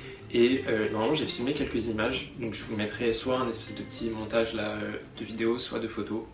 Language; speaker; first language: French; native; French